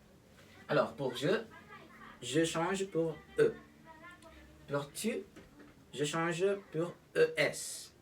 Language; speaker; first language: French; non-native, fluent; Spanish